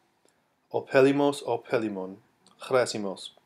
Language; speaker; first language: Greek; non-native, fluent; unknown